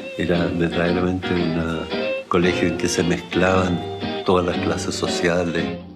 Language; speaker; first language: Spanish; early bilingual, other home language; German